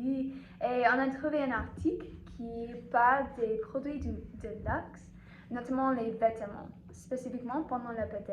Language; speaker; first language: French; non-native, fluent; English